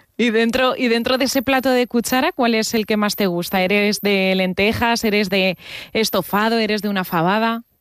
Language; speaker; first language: Spanish; native; Spanish